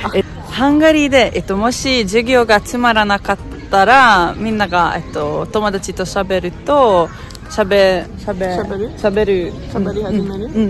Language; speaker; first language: Japanese; non-native, learner; Hungarian